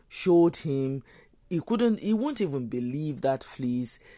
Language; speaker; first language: English; non-native, local second language; Yoruba